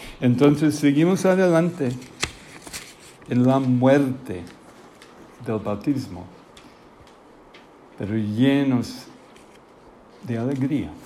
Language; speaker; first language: Spanish; non-native, fluent; English